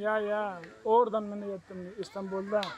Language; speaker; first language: Turkish; non-native, learner; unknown